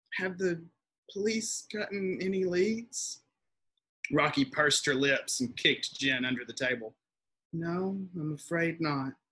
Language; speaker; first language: English; native; English